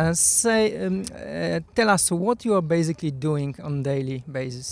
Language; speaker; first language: English; non-native, fluent; Polish